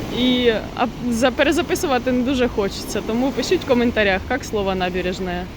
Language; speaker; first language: Ukrainian; non-native, local second language; Russian